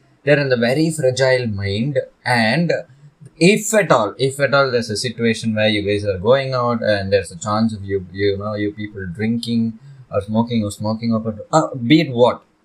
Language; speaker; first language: English; non-native, local second language; Tamil